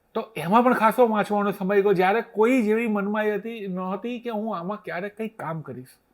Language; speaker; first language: Gujarati; native; Gujarati